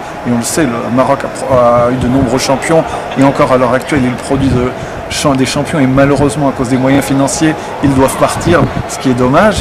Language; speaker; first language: French; native; French